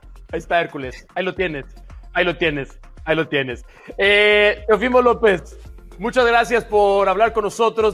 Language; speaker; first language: Spanish; native; Spanish